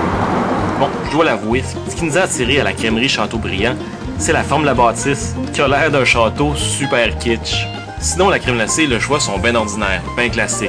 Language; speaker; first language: French; native; French